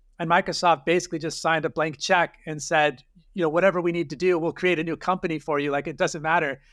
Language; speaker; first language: English; native; English